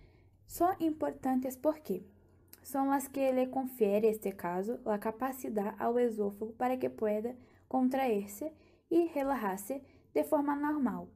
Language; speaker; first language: Portuguese; non-native, learner; Spanish